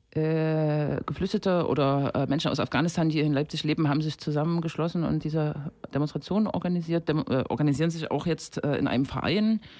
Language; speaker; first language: German; native; German